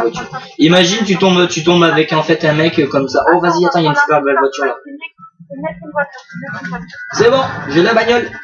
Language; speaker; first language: French; native; French